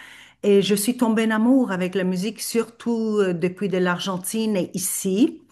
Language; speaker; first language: French; non-native, fluent; Turkish